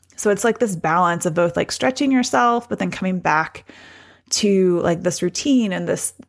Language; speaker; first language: English; native; English